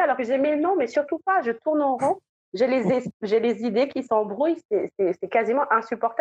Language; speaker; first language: French; native; French